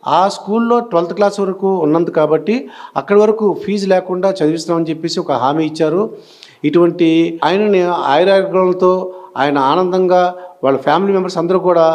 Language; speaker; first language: Telugu; native; Telugu